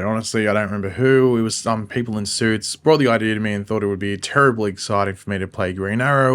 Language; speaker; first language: English; native; English